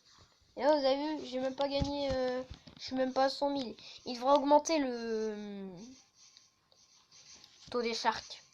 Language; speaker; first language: French; native; French